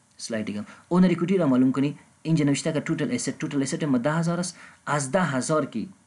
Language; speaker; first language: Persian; non-native, local second language; Pashto